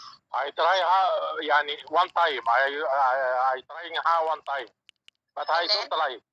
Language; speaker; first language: English; non-native, learner; Arabic